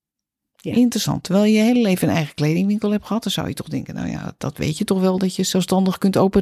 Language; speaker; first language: Dutch; native; Dutch